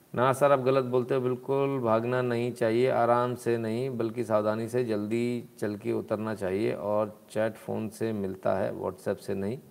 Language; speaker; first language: Hindi; native; Hindi